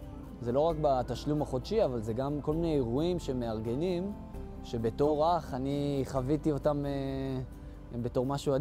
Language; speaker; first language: Hebrew; native; Hebrew